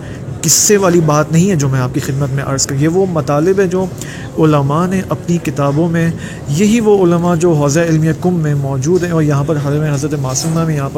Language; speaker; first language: Urdu; native; Urdu